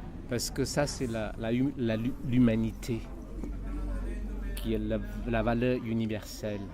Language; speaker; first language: French; non-native, fluent; Chinese